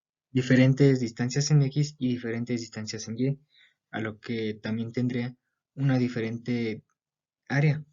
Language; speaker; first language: Spanish; native; Spanish